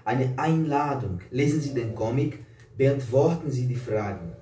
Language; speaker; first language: German; non-native, fluent; Portuguese